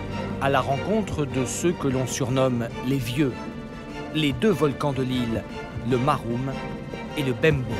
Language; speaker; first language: French; native; French